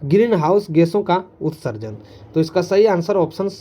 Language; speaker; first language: Hindi; native; Hindi